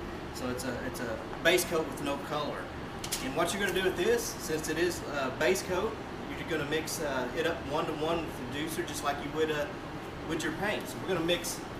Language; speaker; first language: English; native; English